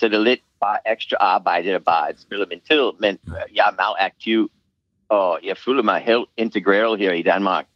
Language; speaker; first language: Danish; non-native, fluent; English